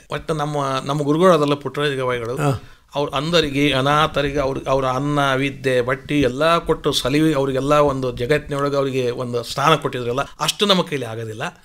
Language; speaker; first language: Kannada; native; Kannada